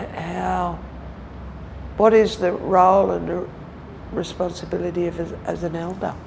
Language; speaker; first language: English; native; English